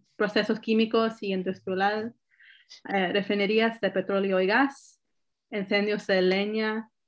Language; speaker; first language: Spanish; early bilingual, heritage; Spanish